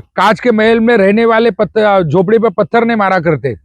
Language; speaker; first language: Hindi; non-native, local second language; Marathi